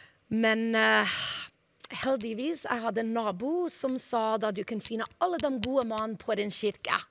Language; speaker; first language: Norwegian; non-native, learner; English